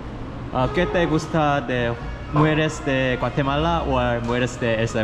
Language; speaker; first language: Spanish; non-native, learner; Korean